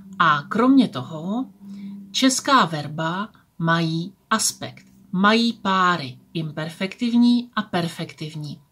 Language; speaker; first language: Czech; native; Czech